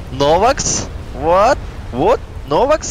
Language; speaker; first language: English; non-native, learner; Russian